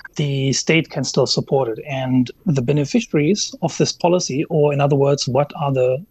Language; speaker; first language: English; non-native, fluent; German